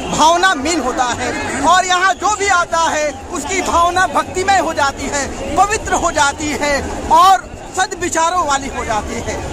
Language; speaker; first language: Hindi; native; Hindi